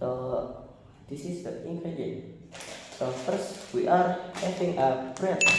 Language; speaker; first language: English; non-native, learner; Indonesian